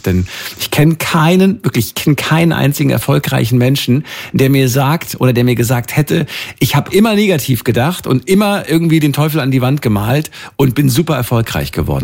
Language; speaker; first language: German; native; German